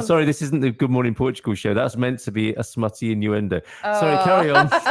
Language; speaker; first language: English; native; English